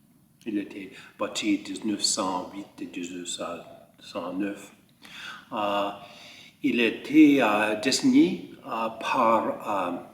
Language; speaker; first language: French; early bilingual, heritage; French